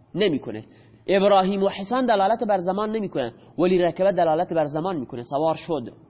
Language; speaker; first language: Persian; non-native, local second language; Baluchi